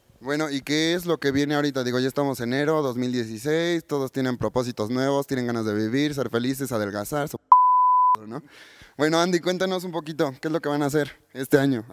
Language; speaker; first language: Spanish; native; Spanish